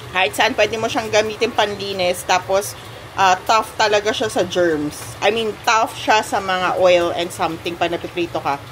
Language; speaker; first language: Filipino; native; Filipino